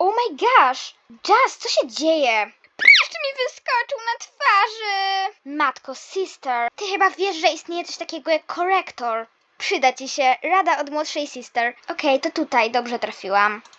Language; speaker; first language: Polish; native; Polish